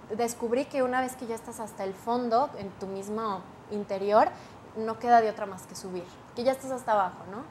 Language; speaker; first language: Spanish; native; Spanish